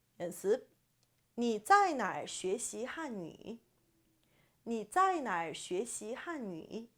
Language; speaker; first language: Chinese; non-native, fluent; Korean